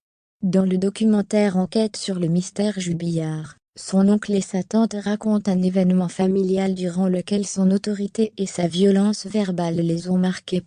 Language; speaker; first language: French; native; French